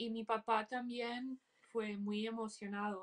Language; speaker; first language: Spanish; early bilingual, heritage; English